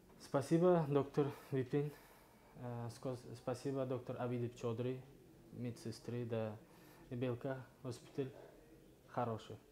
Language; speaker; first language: Russian; non-native, learner; Uzbek